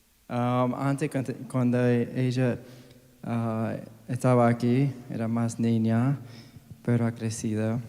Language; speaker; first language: Spanish; non-native, fluent; English